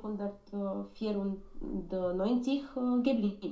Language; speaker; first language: German; non-native, learner; Romanian